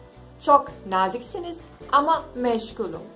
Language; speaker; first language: Turkish; non-native, fluent; Bosnian